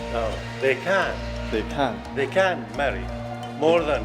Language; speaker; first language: English; non-native, fluent; Arabic